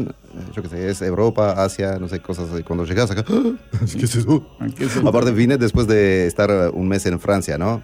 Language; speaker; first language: Spanish; non-native, fluent; Armenian